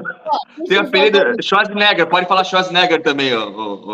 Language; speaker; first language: Portuguese; native; Portuguese